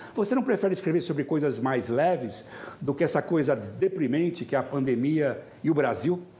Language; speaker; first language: Portuguese; native; Portuguese